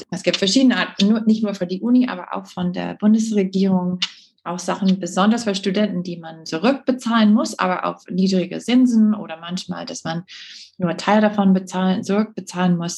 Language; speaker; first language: German; non-native, fluent; English